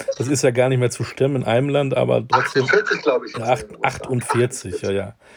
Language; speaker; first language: German; native; German